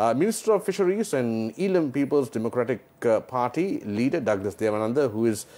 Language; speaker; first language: English; non-native, local second language; Sinhala